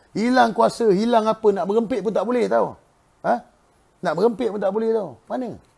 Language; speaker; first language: Malay; native; Malay